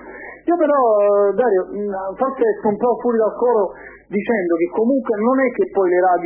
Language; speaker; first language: Italian; native; Italian